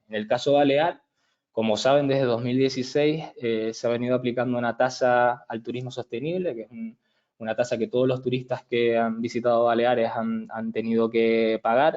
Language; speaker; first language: Spanish; native; Spanish